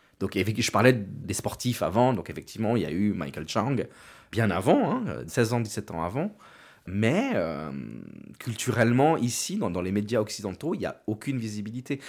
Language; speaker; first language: French; native; French